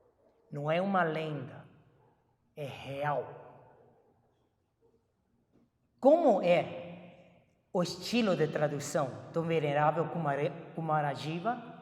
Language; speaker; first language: Portuguese; non-native, fluent; Chinese